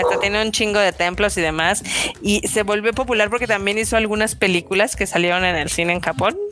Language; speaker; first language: Spanish; native; Spanish